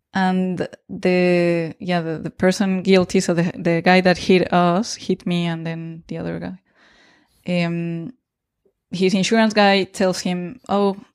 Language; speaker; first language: English; non-native, fluent; Spanish